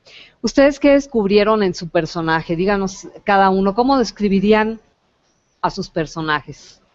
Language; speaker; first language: Spanish; native; Spanish